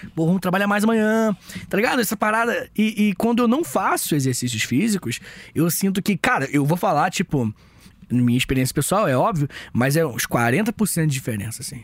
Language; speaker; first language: Portuguese; native; Portuguese